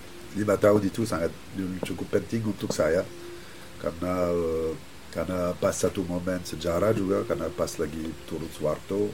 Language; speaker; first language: Indonesian; non-native, fluent; French